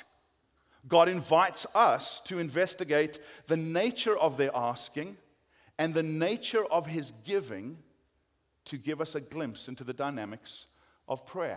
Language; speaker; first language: English; native; English